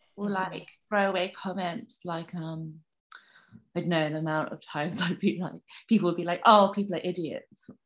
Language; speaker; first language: English; native; English